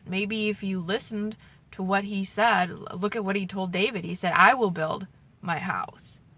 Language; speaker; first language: English; native; English